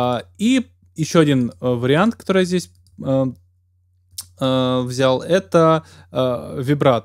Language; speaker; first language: Russian; native; Russian